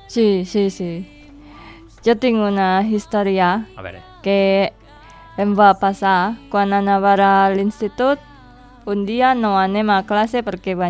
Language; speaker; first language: Catalan; non-native, learner; Indonesian